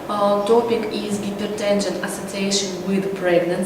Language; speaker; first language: English; non-native, learner; Russian